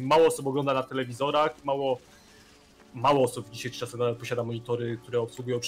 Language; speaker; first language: Polish; native; Polish